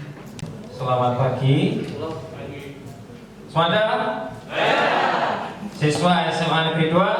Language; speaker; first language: Indonesian; native; Indonesian